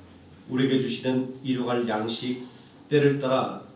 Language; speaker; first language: Korean; native; Korean